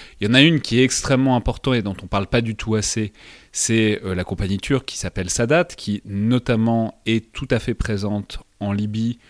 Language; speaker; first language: French; native; French